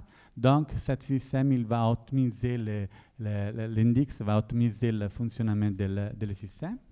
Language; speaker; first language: French; non-native, learner; Italian